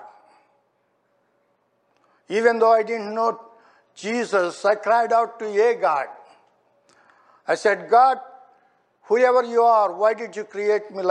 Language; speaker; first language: English; non-native, local second language; Telugu